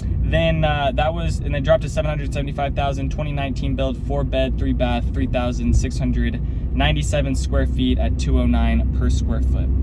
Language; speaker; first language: English; native; English